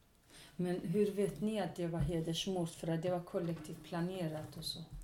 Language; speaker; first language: Swedish; non-native, local second language; Kurdish